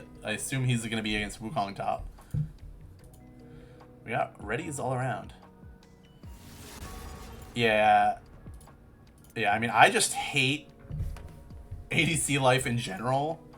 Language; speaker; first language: English; native; English